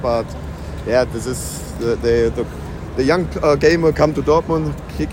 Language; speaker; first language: English; non-native, learner; German